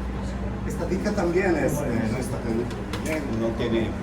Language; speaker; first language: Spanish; non-native, learner; Portuguese